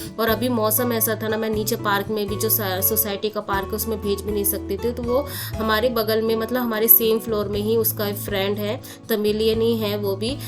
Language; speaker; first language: Hindi; non-native, local second language; Bangla